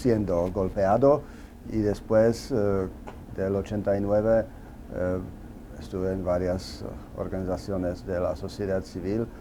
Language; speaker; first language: Spanish; non-native, fluent; Czech